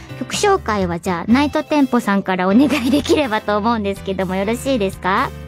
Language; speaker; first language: Japanese; native; Japanese